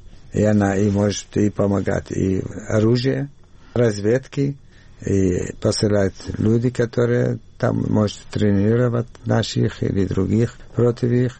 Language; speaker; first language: Russian; non-native, learner; Arabic